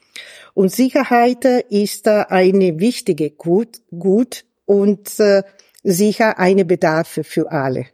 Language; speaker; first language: German; non-native, fluent; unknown